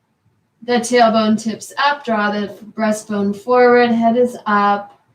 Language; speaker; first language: English; native; English